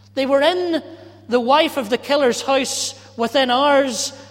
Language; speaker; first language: English; native; English